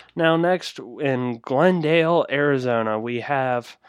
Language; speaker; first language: English; native; English